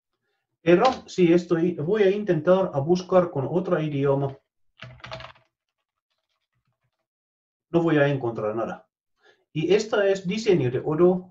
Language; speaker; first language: Spanish; non-native, fluent; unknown